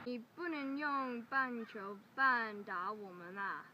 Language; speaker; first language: Chinese; non-native, learner; English